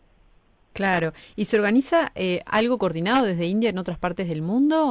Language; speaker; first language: Spanish; native; Spanish